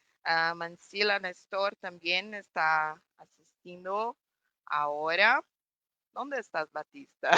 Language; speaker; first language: Spanish; non-native, fluent; Portuguese